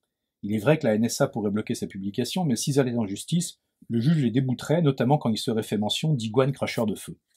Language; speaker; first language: French; native; French